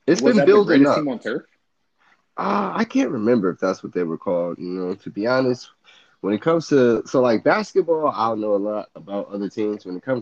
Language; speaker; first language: English; native; English